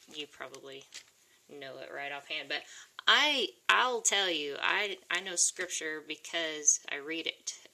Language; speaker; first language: English; native; English